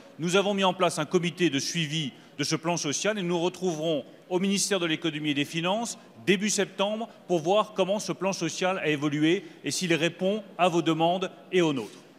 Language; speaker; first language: French; native; French